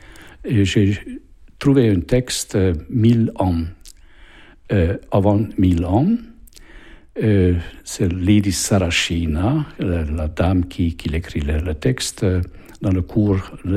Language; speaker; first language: French; non-native, fluent; Hungarian